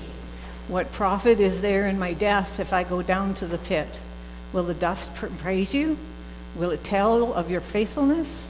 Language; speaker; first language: English; native; English